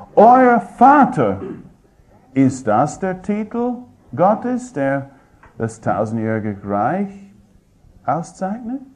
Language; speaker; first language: German; non-native, fluent; English